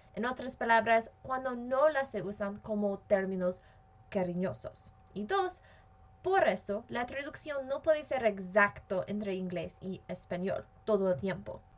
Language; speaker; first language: Spanish; non-native, fluent; English